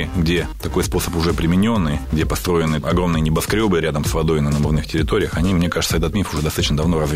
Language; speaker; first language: Russian; native; Russian